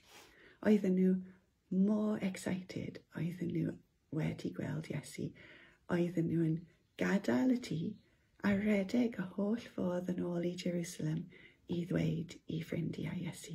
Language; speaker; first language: Welsh; non-native, local second language; English